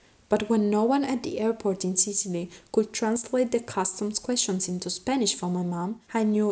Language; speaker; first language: English; early bilingual, other home language; Spanish